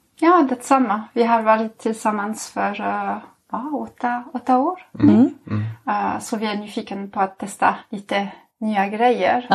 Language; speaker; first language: Swedish; non-native, fluent; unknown